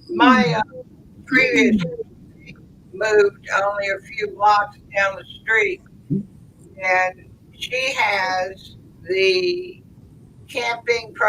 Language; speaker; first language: English; native; English